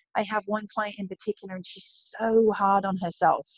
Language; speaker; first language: English; native; English